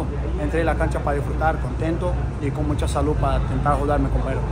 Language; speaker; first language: Spanish; non-native, learner; Portuguese